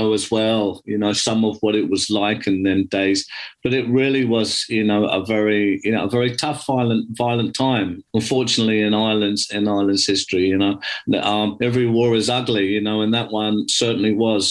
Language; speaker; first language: English; native; English